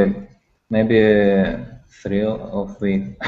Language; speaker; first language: English; non-native, learner; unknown